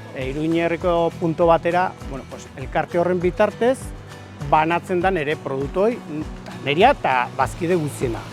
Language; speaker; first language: Basque; native; Basque